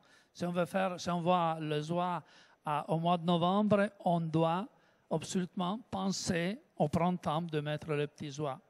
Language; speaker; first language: French; non-native, learner; Italian